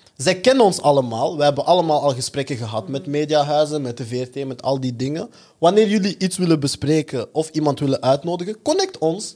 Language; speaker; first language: Dutch; early bilingual, other home language; French